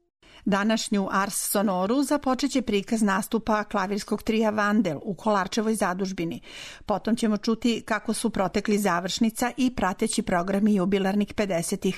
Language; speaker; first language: Serbian; native; Serbian